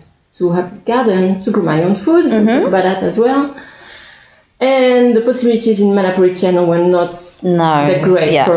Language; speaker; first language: English; non-native, fluent; French